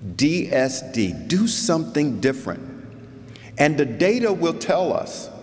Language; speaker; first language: English; native; English